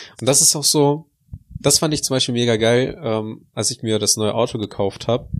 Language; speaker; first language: German; early bilingual, other home language; Russian